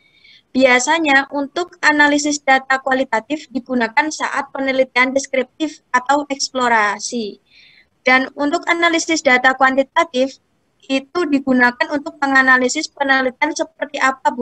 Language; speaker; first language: Indonesian; native; Indonesian